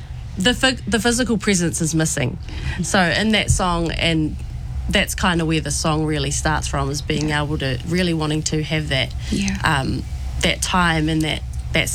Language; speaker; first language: English; native; English